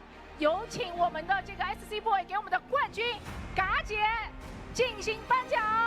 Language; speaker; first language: Chinese; native; Chinese